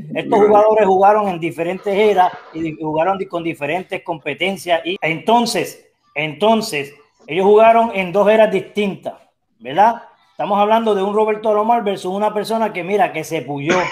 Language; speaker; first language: Spanish; native; Spanish